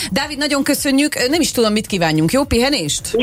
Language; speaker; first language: Hungarian; native; Hungarian